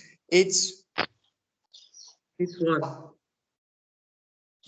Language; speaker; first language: English; non-native, learner; Turkish